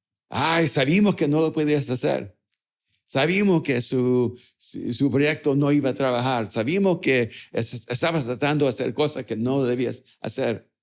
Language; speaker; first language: Spanish; early bilingual, other home language; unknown